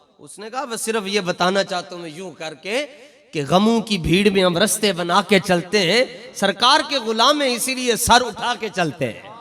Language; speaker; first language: Urdu; non-native, local second language; Punjabi